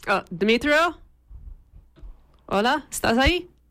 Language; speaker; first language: Spanish; non-native, fluent; English